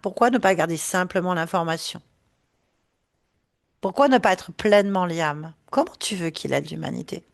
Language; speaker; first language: French; native; French